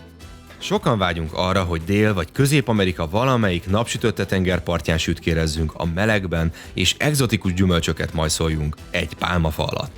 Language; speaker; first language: Hungarian; native; Hungarian